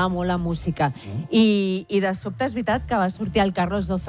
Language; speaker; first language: Catalan; non-native, local second language; Spanish